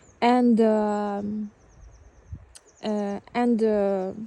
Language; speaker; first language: English; non-native, learner; Ukrainian